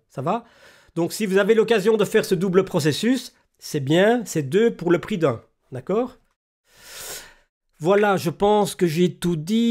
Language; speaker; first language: French; native; French